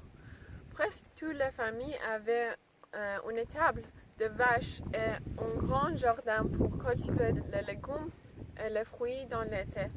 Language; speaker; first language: French; non-native, learner; English